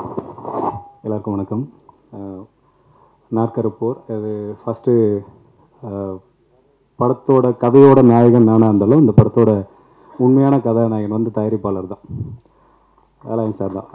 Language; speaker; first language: Tamil; native; Tamil